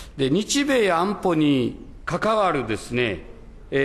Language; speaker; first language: Japanese; native; Japanese